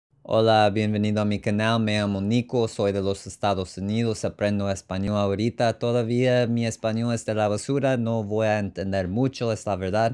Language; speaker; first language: Spanish; non-native, learner; English